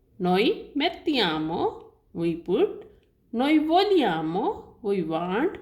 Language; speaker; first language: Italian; non-native, learner; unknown